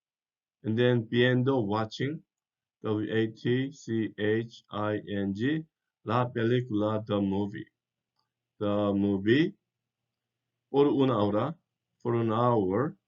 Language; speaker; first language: Spanish; non-native, fluent; English